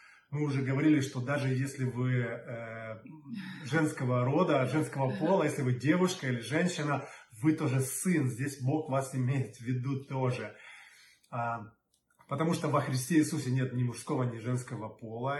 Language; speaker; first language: Russian; native; Russian